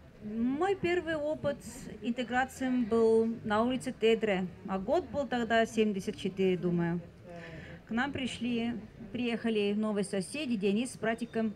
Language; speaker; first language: Russian; non-native, fluent; Estonian